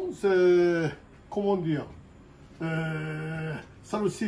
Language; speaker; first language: French; non-native, learner; Japanese